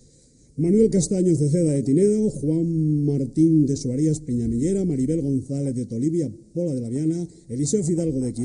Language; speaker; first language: Spanish; native; Spanish